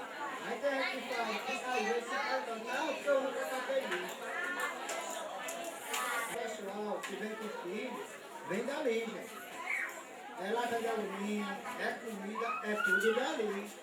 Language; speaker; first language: Portuguese; native; Portuguese